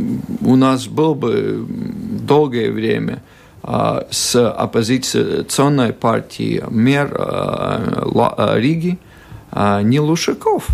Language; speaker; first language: Russian; non-native, local second language; Latvian